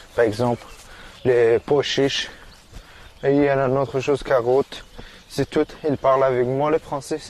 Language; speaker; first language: French; non-native, learner; Persian